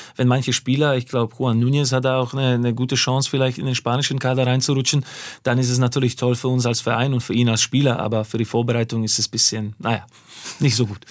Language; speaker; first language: German; non-native, fluent; Slovak